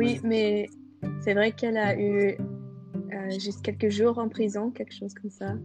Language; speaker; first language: French; non-native, fluent; English